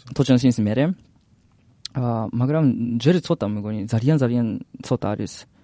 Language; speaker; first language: Georgian; non-native, learner; Japanese